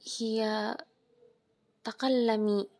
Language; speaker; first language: Arabic; non-native, learner; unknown